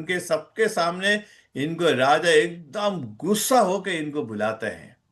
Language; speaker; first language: Hindi; non-native, local second language; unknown